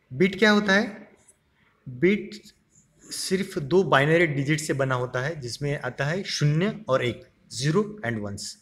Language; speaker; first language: Hindi; non-native, local second language; Marathi